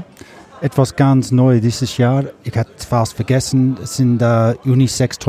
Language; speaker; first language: German; non-native, learner; English